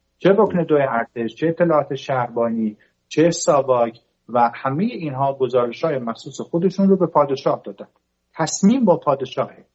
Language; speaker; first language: Persian; native; Persian